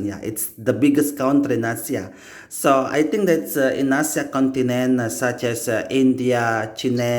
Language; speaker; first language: English; non-native, learner; Indonesian